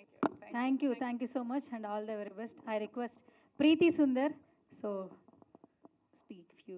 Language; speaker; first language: Telugu; native; Telugu